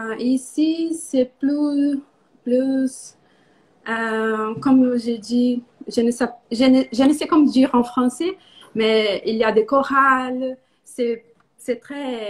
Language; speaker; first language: French; non-native, learner; Portuguese